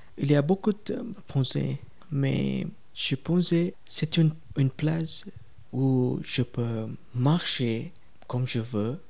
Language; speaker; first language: French; non-native, learner; Tamil